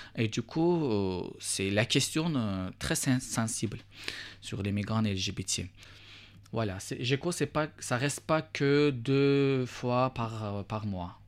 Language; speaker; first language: French; non-native, fluent; Azerbaijani